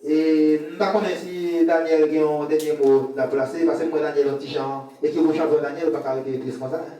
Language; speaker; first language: French; non-native, learner; Haitian Creole